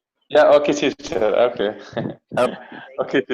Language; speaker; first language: English; non-native, learner; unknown